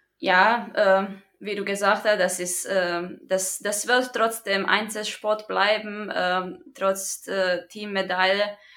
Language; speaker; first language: German; non-native, fluent; Croatian